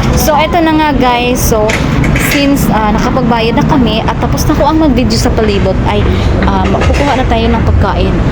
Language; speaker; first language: Filipino; non-native, local second language; Cebuano